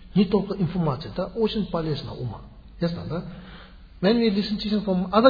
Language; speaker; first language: Russian; non-native, learner; Tibetan